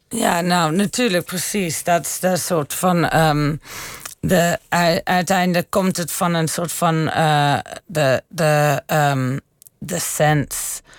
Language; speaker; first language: Dutch; early bilingual, heritage; Dutch